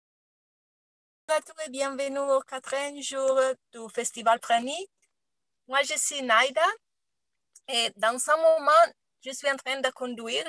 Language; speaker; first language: French; non-native, learner; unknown